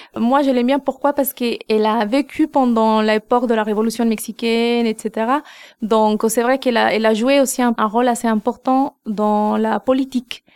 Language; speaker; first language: French; non-native, fluent; Spanish